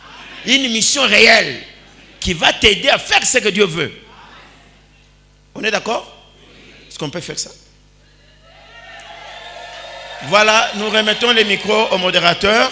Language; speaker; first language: French; non-native, local second language; Lingala